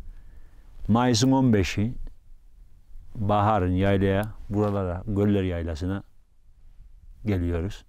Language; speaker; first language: Turkish; native; Turkish